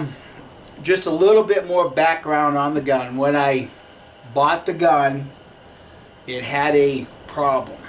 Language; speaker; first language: English; native; English